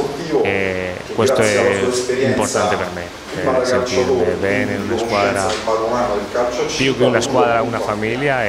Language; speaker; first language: Italian; non-native, fluent; Spanish